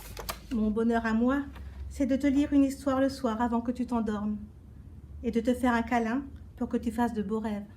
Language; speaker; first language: French; native; French